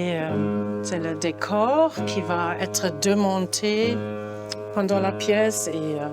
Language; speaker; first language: French; non-native, fluent; German